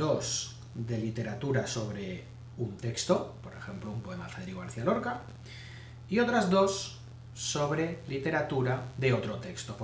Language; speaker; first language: Spanish; native; Spanish